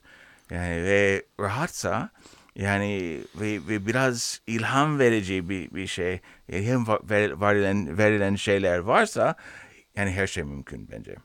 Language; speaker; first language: Turkish; non-native, learner; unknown